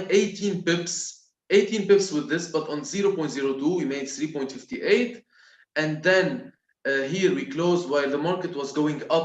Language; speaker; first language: English; non-native, local second language; Arabic